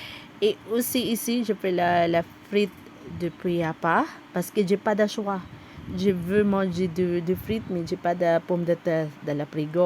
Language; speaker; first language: French; non-native, learner; Cebuano